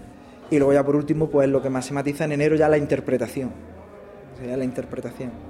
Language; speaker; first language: Spanish; native; Spanish